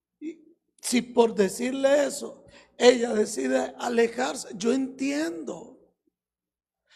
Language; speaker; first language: Spanish; native; Spanish